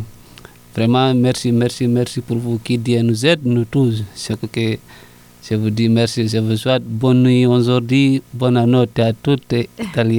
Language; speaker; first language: French; non-native, local second language; Susu